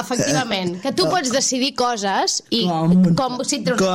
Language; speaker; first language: Catalan; native; Catalan